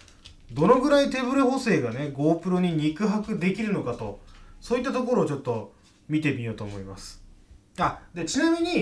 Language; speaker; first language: Japanese; native; Japanese